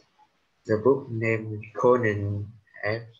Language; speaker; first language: English; non-native, learner; Vietnamese